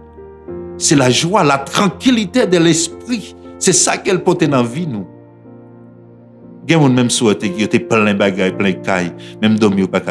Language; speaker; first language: French; non-native, local second language; Haitian Creole